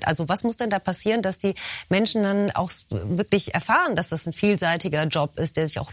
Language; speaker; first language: German; native; German